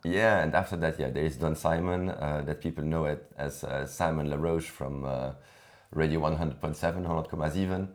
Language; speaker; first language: English; non-native, fluent; French